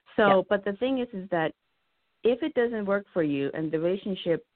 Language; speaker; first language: English; early bilingual, heritage; Lao